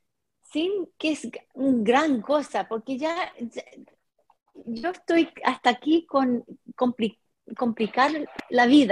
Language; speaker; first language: Spanish; non-native, fluent; English